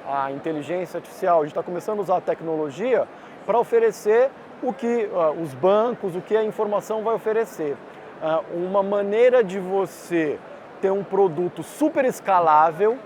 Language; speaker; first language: Portuguese; native; Portuguese